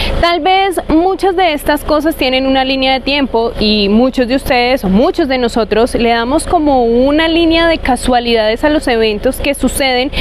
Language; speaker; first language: Spanish; native; Spanish